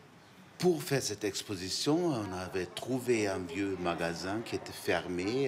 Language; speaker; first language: French; non-native, fluent; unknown